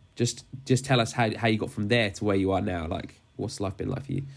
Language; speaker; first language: English; native; English